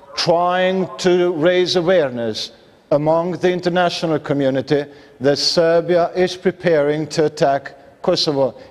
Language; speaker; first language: English; non-native, fluent; Albanian